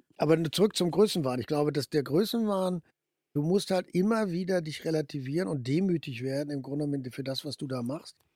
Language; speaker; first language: German; native; German